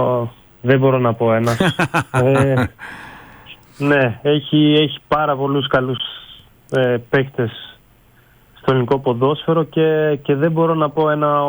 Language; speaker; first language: Greek; non-native, fluent; Bulgarian